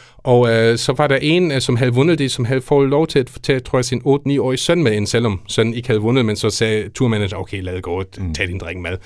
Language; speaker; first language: Danish; non-native, fluent; German